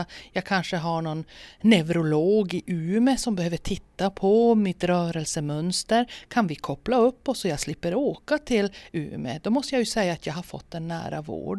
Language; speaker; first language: Swedish; native; Swedish